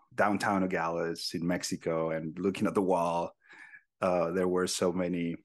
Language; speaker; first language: English; non-native, fluent; Spanish